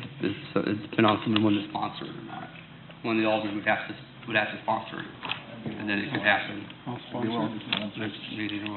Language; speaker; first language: English; native; English